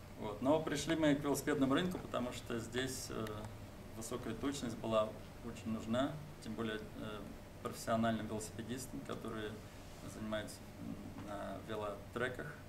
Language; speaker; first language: Russian; native; Russian